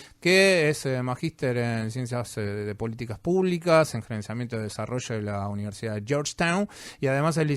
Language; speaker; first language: Spanish; native; Spanish